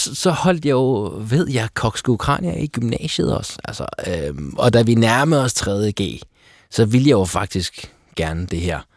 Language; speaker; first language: Danish; early bilingual, other home language; Persian